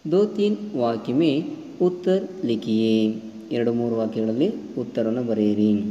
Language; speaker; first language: Hindi; non-native, local second language; Kannada